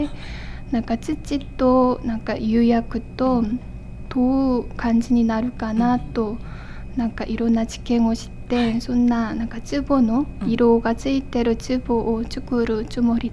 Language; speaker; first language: Japanese; non-native, fluent; Korean